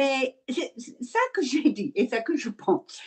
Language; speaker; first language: French; non-native, learner; English